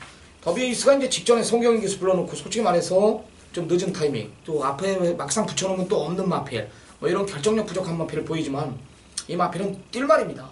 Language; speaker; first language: Korean; native; Korean